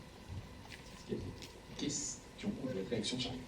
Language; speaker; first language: French; native; French